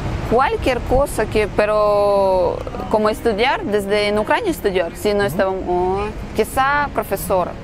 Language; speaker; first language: Spanish; non-native, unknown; Russian